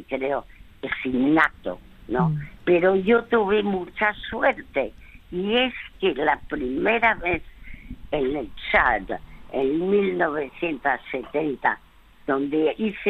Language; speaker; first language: Spanish; early bilingual, other home language; French